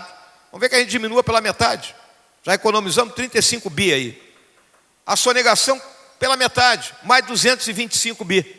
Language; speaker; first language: Portuguese; native; Portuguese